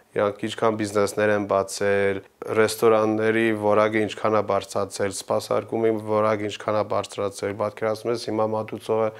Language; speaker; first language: Armenian; early bilingual, heritage; Armenian